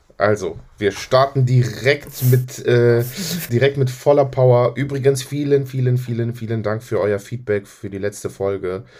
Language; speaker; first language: German; early bilingual, other home language; Greek